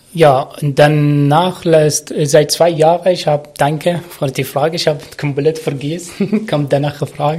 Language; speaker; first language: German; non-native, learner; Arabic